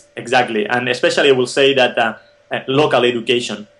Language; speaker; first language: English; non-native, fluent; Spanish